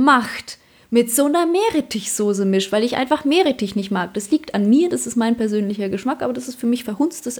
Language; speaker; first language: German; early bilingual, other home language; Polish